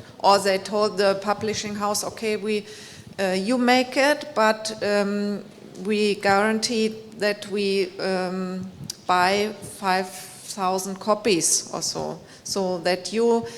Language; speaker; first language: English; non-native, fluent; German